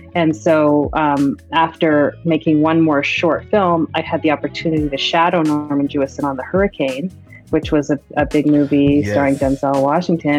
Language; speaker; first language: English; native; English